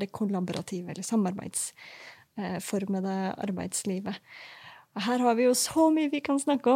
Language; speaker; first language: Norwegian; native; Norwegian